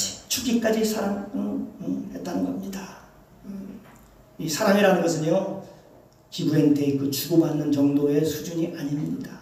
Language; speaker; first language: Korean; native; Korean